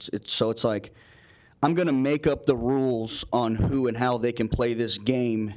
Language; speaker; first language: English; native; English